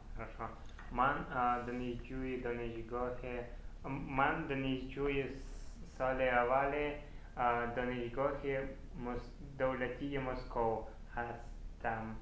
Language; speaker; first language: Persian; non-native, learner; Russian